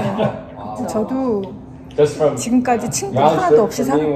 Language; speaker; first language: Korean; native; Korean